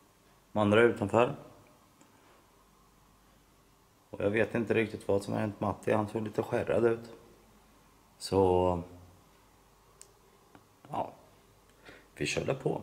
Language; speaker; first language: Swedish; native; Swedish